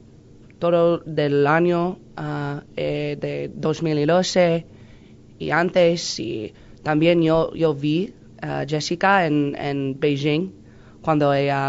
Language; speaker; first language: Spanish; non-native, learner; English